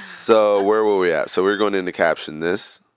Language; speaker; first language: English; native; English